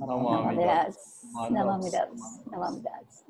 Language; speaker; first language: Japanese; native; Japanese